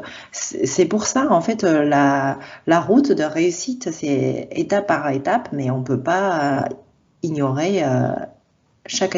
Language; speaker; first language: French; non-native, fluent; Chinese